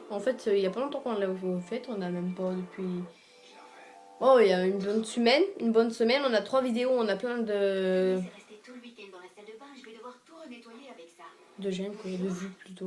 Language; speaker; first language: French; native; French